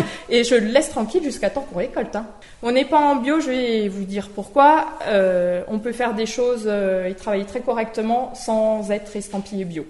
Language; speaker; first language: French; native; French